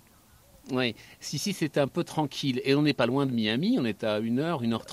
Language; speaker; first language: French; native; French